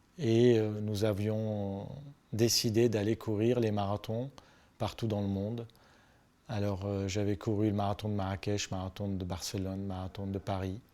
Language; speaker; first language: French; non-native, local second language; Armenian